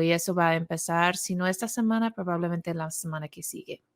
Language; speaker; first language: Spanish; non-native, fluent; English